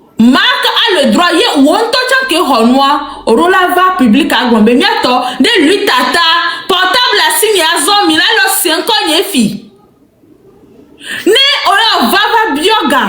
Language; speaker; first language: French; non-native, local second language; Ewe